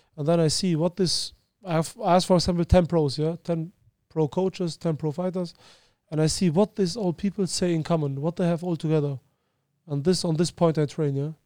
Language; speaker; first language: English; early bilingual, other home language; Albanian